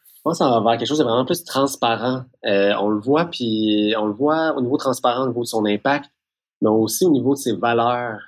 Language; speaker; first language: French; native; French